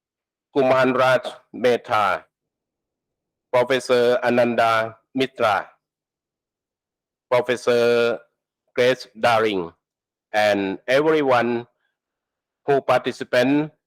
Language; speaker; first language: English; non-native, learner; Thai